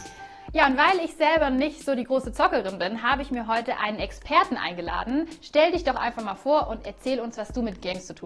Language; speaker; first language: German; native; German